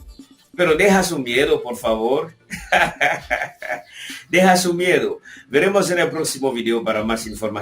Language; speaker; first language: Spanish; non-native, fluent; Haitian Creole